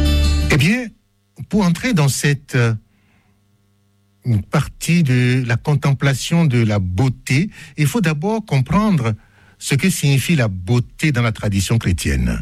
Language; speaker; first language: French; native; French